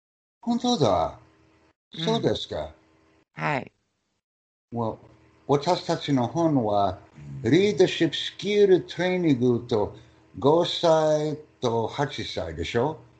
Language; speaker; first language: Japanese; non-native, learner; English